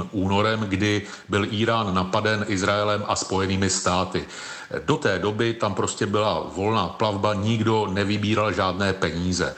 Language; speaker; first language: Czech; native; Czech